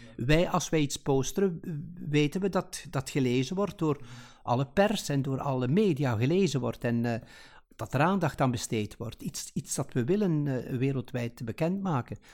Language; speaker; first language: Dutch; native; Dutch